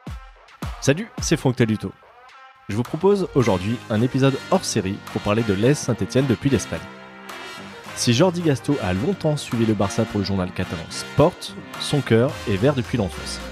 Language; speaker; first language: French; native; French